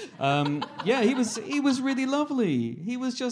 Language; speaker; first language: English; native; English